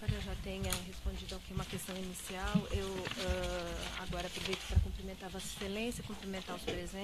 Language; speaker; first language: Portuguese; native; Portuguese